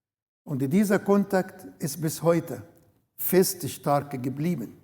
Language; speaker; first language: German; non-native, learner; Arabic